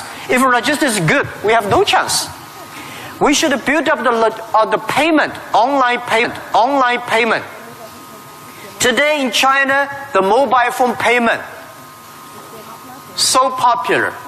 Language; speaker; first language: English; non-native, fluent; Chinese